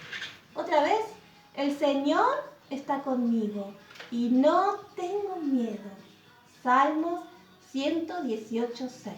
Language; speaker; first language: Spanish; native; Spanish